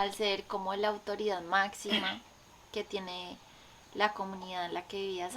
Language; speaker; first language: Spanish; native; Spanish